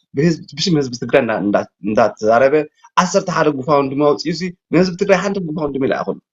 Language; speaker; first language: Tigrinya; native; Tigrinya